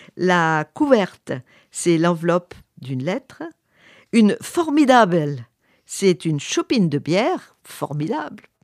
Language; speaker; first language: French; native; French